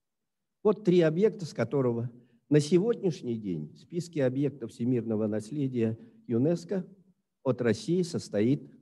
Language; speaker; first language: Russian; native; Russian